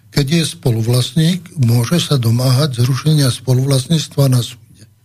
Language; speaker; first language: Slovak; native; Slovak